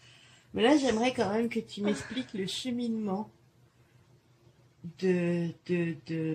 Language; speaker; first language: French; native; French